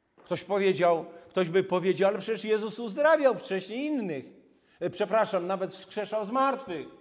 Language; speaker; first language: Polish; native; Polish